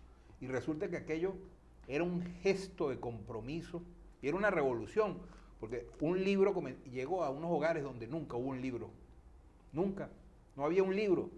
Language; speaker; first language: Spanish; native; Spanish